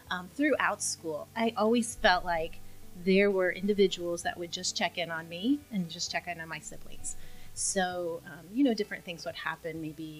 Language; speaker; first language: English; native; English